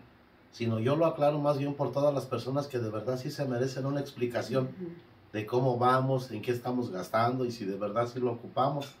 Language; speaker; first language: Spanish; native; Spanish